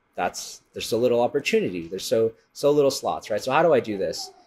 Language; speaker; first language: English; native; English